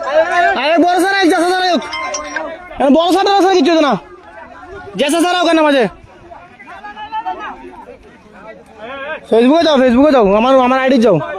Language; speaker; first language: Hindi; non-native, learner; Bangla